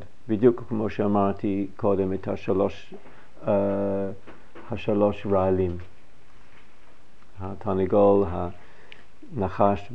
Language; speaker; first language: Hebrew; non-native, fluent; English